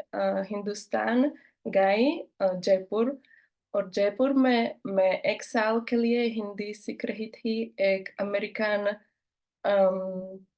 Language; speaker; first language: Hindi; non-native, learner; Slovak